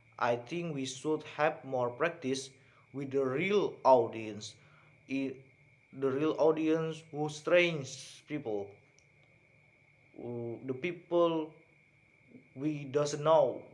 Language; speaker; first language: English; non-native, learner; Indonesian